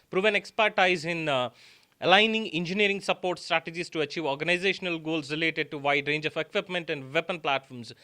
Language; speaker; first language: English; non-native, local second language; Telugu